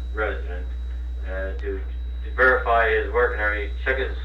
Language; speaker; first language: English; native; English